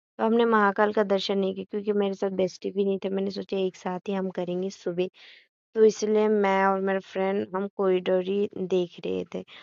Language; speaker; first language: Hindi; non-native, local second language; Assamese